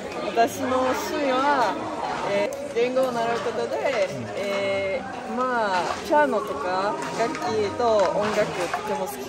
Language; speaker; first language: Japanese; non-native, learner; French